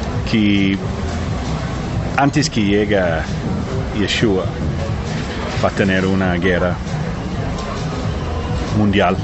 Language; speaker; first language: Spanish; non-native, learner; English